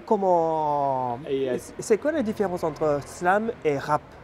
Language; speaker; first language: French; non-native, fluent; Japanese